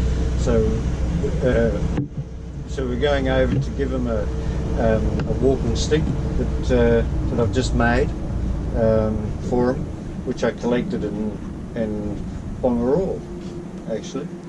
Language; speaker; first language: English; native; English